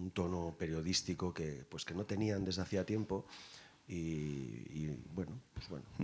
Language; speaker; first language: Spanish; native; Spanish